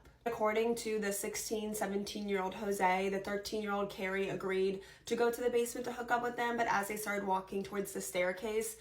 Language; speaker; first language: English; native; English